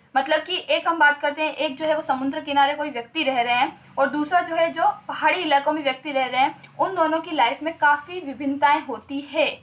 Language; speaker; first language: Hindi; native; Hindi